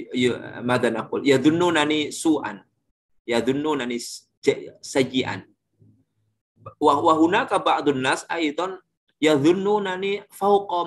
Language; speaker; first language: Arabic; non-native, fluent; Indonesian